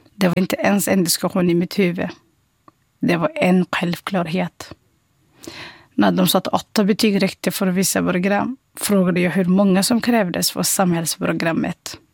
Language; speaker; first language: Swedish; non-native, fluent; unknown